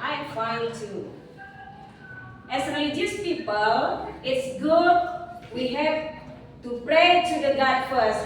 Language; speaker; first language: English; non-native, learner; Indonesian